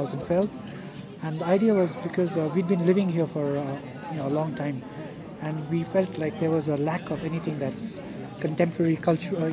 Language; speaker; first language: English; non-native, local second language; Tibetan